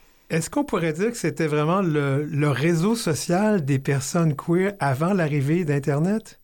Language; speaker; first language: French; native; French